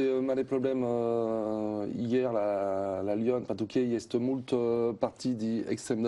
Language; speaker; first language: Romanian; non-native, learner; French